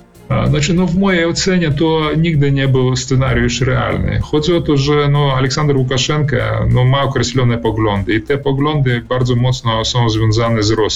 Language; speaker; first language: Polish; early bilingual, heritage; Polish